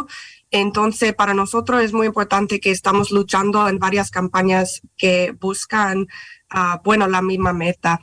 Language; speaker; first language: Spanish; non-native, fluent; English